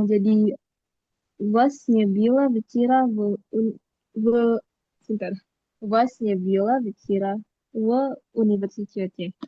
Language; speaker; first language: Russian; non-native, learner; Indonesian